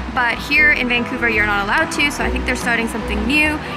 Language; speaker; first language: English; early bilingual, other home language; Japanese